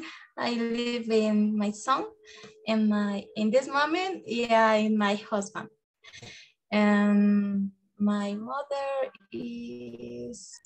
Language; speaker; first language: English; non-native, learner; Spanish